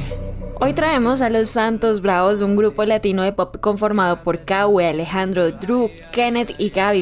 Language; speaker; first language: Spanish; native; Spanish